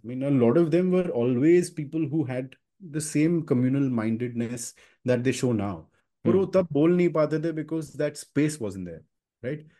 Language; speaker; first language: English; non-native, local second language; Hindi